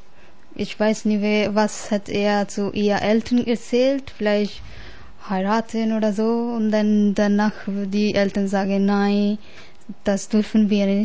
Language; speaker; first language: German; non-native, learner; Punjabi